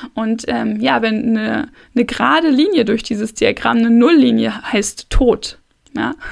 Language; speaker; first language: German; native; German